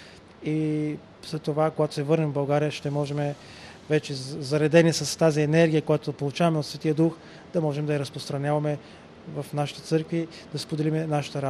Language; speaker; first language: Bulgarian; native; Bulgarian